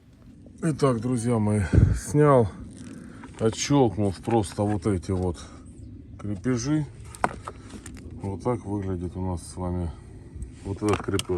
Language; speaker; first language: Russian; native; Russian